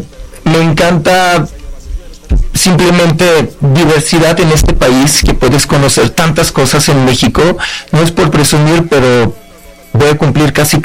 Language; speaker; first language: Spanish; non-native, fluent; Russian